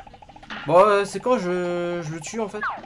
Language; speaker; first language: French; native; French